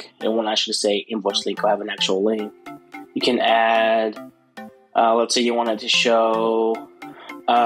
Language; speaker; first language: English; native; English